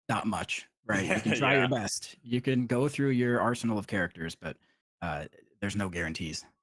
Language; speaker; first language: English; native; English